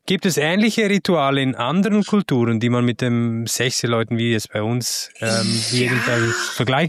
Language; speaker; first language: German; native; German